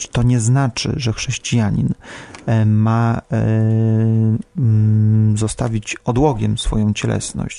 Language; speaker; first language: Polish; native; Polish